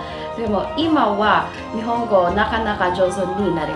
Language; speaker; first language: Japanese; non-native, learner; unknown